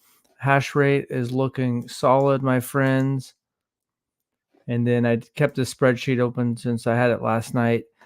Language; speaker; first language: English; native; English